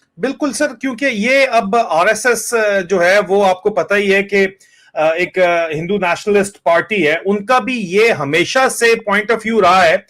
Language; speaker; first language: Urdu; non-native, local second language; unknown